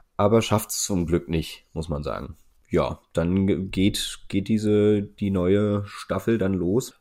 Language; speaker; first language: German; native; German